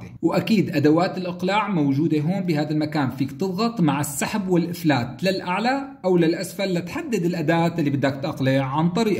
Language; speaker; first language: Arabic; native; Arabic